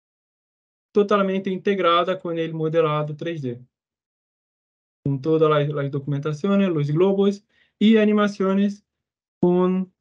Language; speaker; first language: Spanish; non-native, fluent; Portuguese